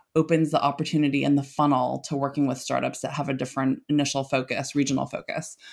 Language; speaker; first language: English; native; English